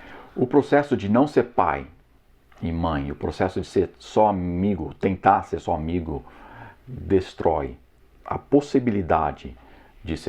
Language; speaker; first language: Portuguese; non-native, fluent; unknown